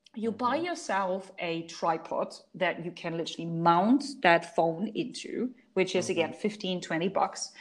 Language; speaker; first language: English; non-native, fluent; German